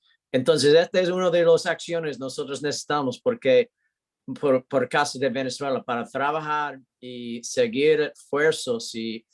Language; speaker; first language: Spanish; non-native, learner; English